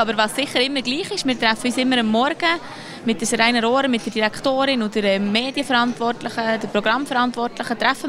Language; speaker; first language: German; native; German